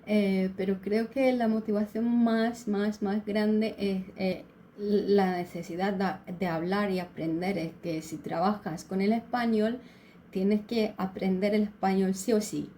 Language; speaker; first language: Spanish; non-native, fluent; Turkish